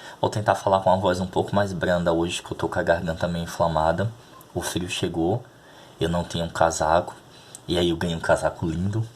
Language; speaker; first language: Portuguese; native; Portuguese